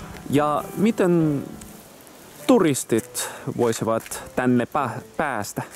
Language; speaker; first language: Finnish; non-native, fluent; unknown